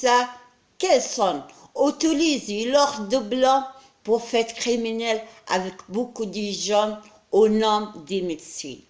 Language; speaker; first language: French; non-native, learner; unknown